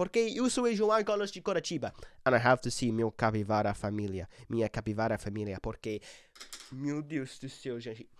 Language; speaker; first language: Portuguese; non-native, learner; English